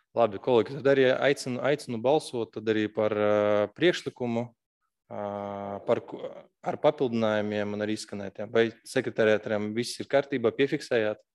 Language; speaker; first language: Latvian; non-native, local second language; Russian